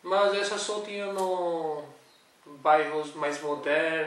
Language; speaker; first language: Portuguese; non-native, learner; Urdu